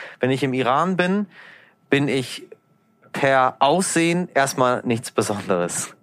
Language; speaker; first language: German; early bilingual, other home language; Persian